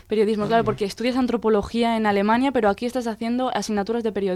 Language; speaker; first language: Spanish; native; Spanish